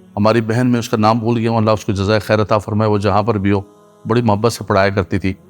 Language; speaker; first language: Urdu; non-native, local second language; Gujari